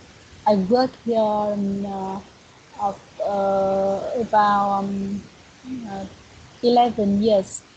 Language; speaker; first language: English; non-native, learner; Vietnamese